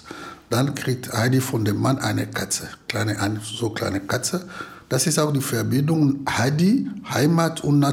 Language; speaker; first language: German; non-native, learner; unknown